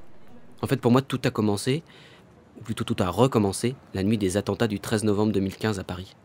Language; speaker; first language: French; native; French